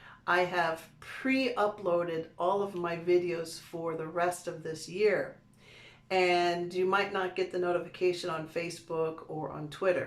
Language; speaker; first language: English; native; English